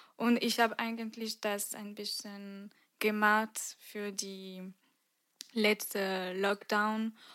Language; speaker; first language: German; non-native, fluent; French